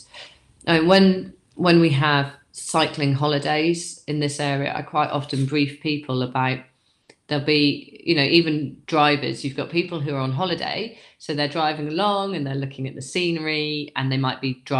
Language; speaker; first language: English; native; English